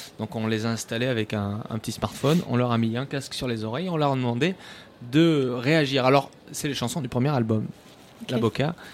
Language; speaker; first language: French; native; French